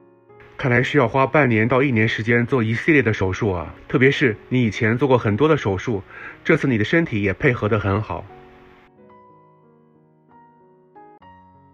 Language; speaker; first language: Chinese; native; Chinese